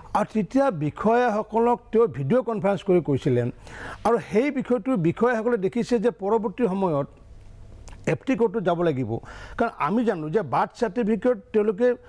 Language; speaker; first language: Assamese; native; Assamese